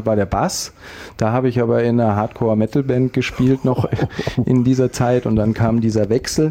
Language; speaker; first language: German; native; German